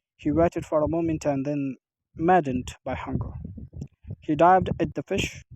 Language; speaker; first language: English; non-native, local second language; Urdu